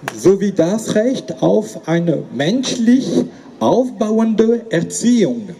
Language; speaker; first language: German; non-native, fluent; French